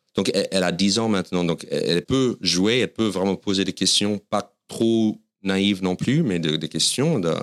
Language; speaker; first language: French; non-native, fluent; English